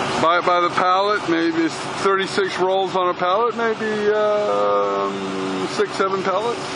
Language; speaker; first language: English; native; English